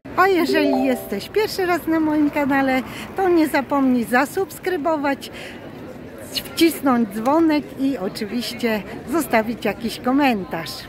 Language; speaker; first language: Polish; native; Polish